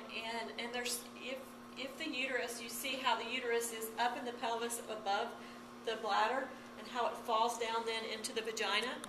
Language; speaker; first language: English; native; English